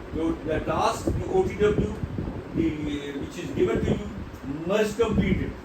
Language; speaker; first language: English; non-native, local second language; Urdu